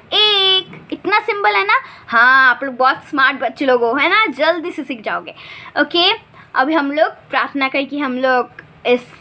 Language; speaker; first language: Hindi; native; Hindi